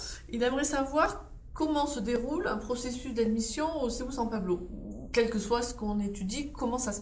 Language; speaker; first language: French; native; French